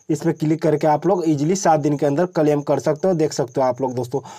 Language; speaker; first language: Hindi; native; Hindi